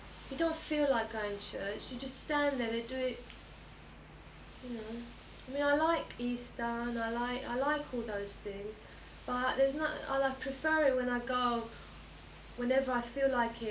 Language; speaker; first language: English; early bilingual, other home language; Greek